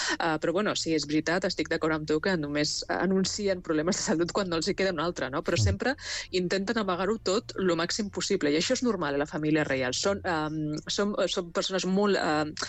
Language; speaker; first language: Catalan; non-native, local second language; Spanish